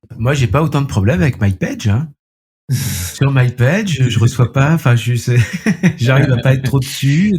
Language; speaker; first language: French; native; French